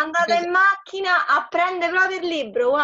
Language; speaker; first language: Italian; native; Italian